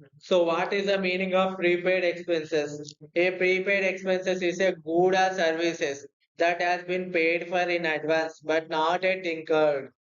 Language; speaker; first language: English; non-native, local second language; Telugu